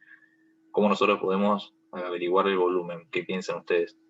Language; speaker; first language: Spanish; native; Spanish